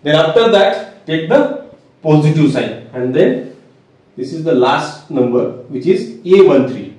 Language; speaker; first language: English; non-native, local second language; Marathi